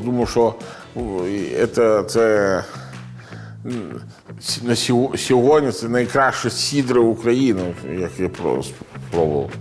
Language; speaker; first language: Ukrainian; non-native, learner; Italian